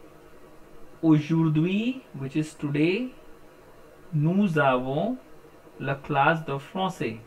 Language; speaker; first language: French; non-native, learner; Hindi